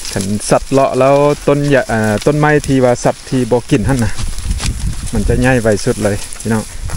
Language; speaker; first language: Lao; native; Lao